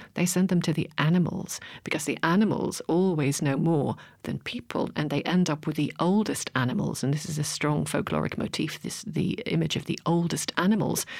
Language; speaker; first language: English; native; English